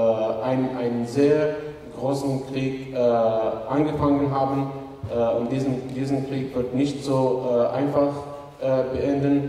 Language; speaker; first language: German; non-native, fluent; Arabic